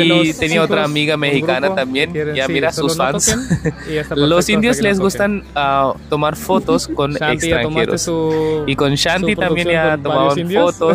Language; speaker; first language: Spanish; non-native, learner; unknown